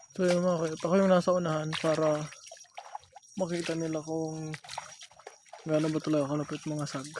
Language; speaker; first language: Filipino; non-native, local second language; Masbatenyo